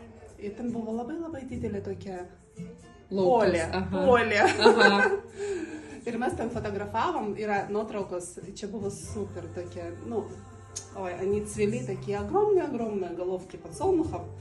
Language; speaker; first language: Lithuanian; non-native, learner; Russian